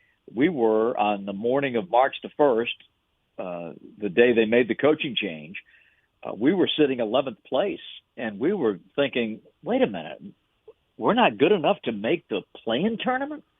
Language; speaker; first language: English; native; English